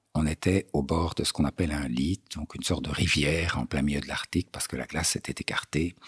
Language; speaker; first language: French; native; French